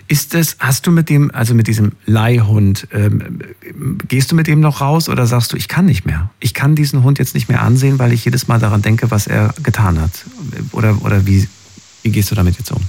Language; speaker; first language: German; native; German